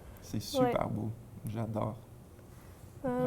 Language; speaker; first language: French; native; French